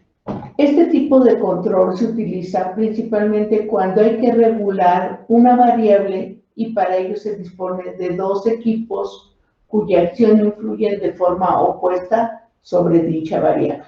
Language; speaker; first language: Spanish; native; Spanish